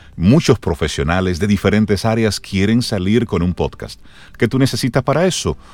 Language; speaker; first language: Spanish; native; Spanish